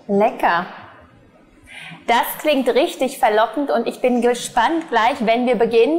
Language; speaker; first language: German; native; German